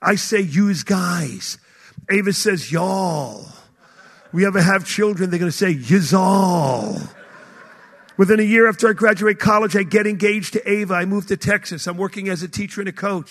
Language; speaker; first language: English; native; English